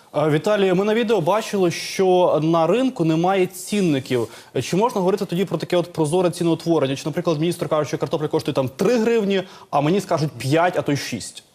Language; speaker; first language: Ukrainian; native; Ukrainian